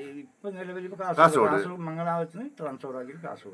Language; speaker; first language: Malayalam; non-native, local second language; Urdu